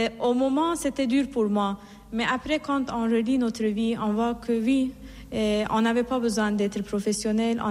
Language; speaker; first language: French; non-native, fluent; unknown